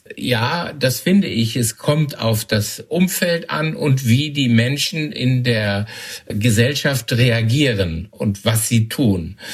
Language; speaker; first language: German; native; German